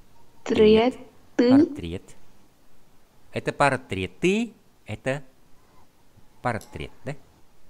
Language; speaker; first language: Russian; non-native, fluent; Vietnamese